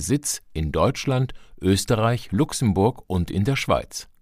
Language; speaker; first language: German; native; German